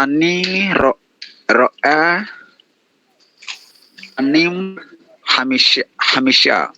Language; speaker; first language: Hebrew; non-native, learner; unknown